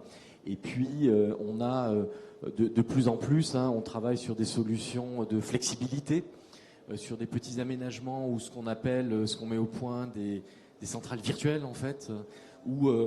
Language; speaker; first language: French; native; French